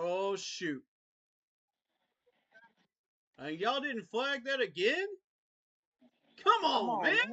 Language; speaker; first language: English; native; English